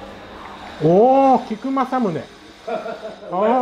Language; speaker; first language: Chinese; non-native, fluent; Japanese